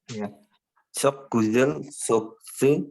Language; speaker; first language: Turkish; non-native, learner; Indonesian